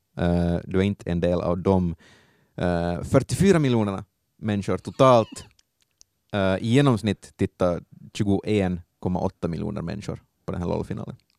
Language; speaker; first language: Swedish; native; Swedish